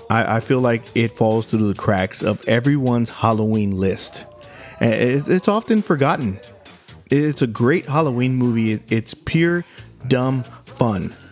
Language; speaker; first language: English; native; English